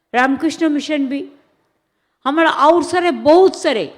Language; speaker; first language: Hindi; non-native, local second language; Bangla